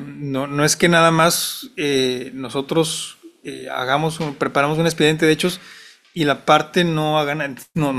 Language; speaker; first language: Spanish; native; Spanish